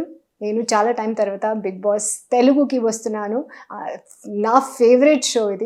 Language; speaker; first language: Telugu; non-native, local second language; Hindi